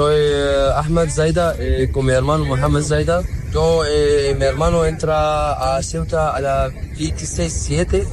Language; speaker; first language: Spanish; non-native, learner; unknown